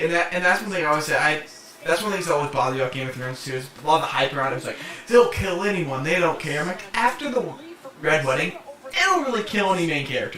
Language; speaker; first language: English; native; English